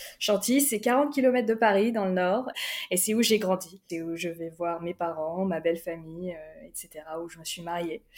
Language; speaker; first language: French; early bilingual, other home language; Urdu